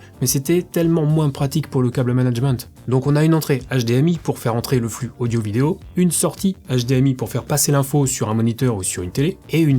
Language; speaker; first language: French; native; French